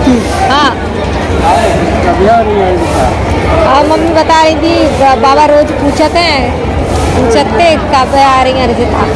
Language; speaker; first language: Hindi; native; Hindi